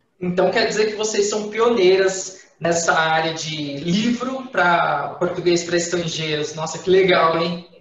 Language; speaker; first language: Portuguese; native; Portuguese